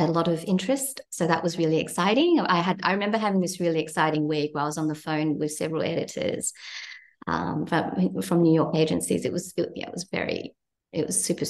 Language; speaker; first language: English; native; English